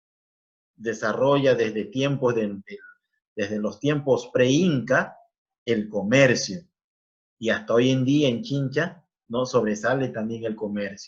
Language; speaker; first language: Spanish; native; Spanish